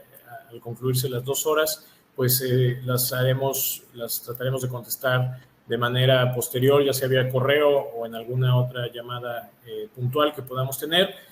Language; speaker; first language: Spanish; native; Spanish